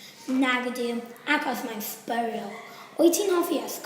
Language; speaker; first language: Welsh; non-native, learner; English